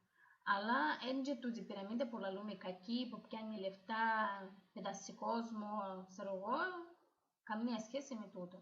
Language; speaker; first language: Greek; non-native, fluent; Ukrainian